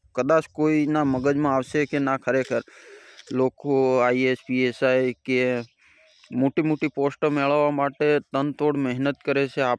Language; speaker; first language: Gujarati; non-native, local second language; Bhili